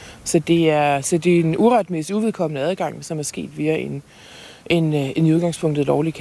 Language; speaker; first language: Danish; native; Danish